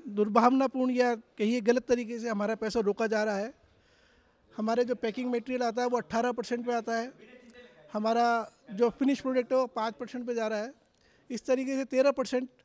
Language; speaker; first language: Hindi; native; Hindi